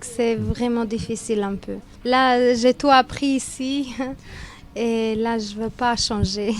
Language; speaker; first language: French; non-native, learner; Albanian